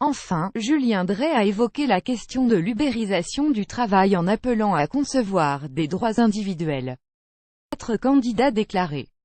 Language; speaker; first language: French; native; French